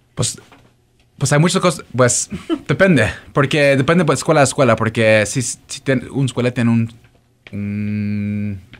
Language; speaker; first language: Spanish; early bilingual, heritage; Spanish